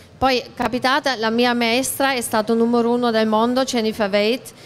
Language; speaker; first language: Italian; non-native, learner; German